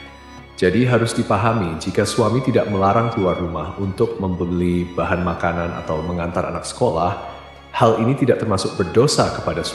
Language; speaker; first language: Indonesian; native; Indonesian